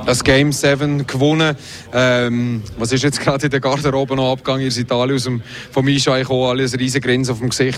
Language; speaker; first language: German; native; German